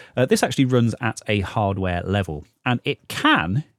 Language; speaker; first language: English; native; English